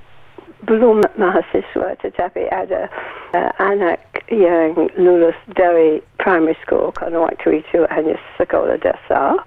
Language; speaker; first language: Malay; non-native, learner; English